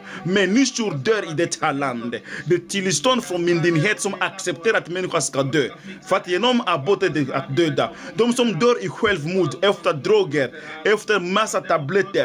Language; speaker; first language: Swedish; non-native, fluent; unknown